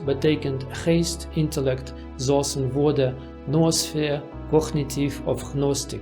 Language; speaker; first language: Dutch; non-native, learner; Russian